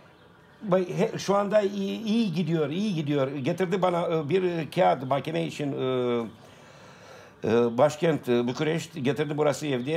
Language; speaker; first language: Turkish; non-native, learner; Romanian